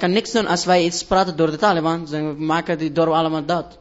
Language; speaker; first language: Dutch; non-native, learner; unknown